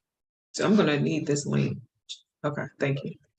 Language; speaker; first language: English; native; English